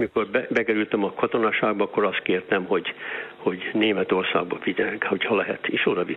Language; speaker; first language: Hungarian; early bilingual, heritage; Hungarian